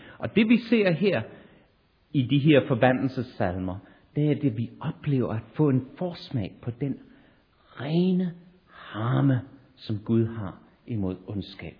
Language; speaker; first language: Danish; non-native, fluent; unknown